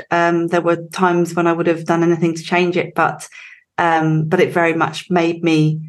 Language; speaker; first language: English; native; English